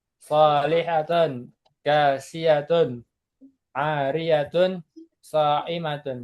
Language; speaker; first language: Arabic; non-native, learner; Indonesian